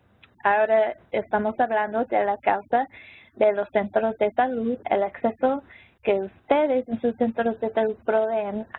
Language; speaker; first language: Spanish; non-native, local second language; English